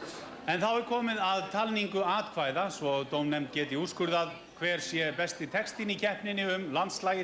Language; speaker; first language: Icelandic; native; Icelandic